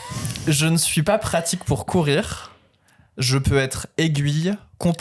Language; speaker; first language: French; native; French